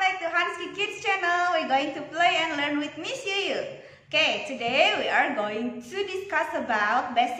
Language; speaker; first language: English; non-native, local second language; Indonesian